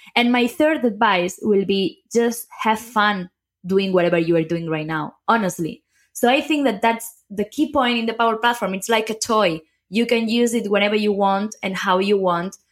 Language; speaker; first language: English; non-native, fluent; Catalan